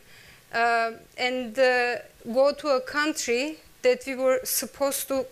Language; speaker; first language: English; non-native, fluent; Turkish